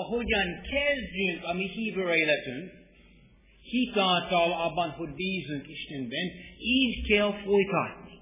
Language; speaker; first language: Hungarian; non-native, fluent; English